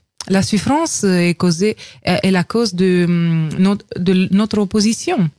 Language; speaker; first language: French; non-native, fluent; Romanian